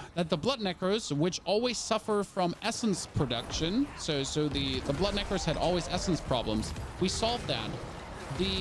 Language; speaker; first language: English; non-native, fluent; German